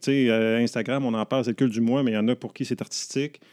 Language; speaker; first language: French; native; French